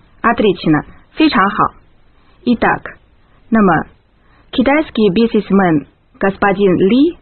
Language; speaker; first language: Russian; non-native, fluent; Chinese